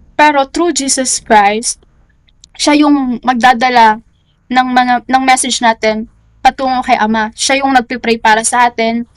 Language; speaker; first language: Filipino; native; Filipino